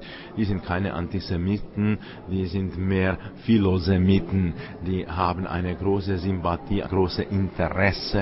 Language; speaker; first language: German; non-native, fluent; Czech